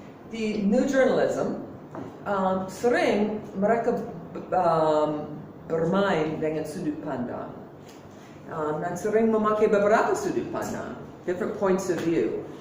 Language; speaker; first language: Indonesian; non-native, fluent; English